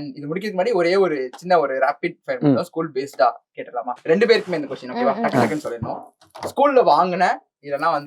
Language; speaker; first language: Tamil; native; Tamil